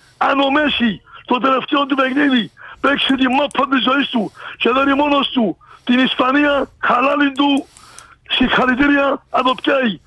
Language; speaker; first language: Greek; native; Greek